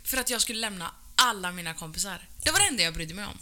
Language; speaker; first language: Swedish; early bilingual, other home language; Arabic